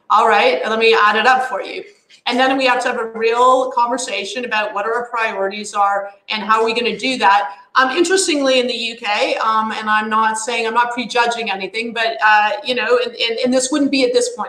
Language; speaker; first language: English; native; English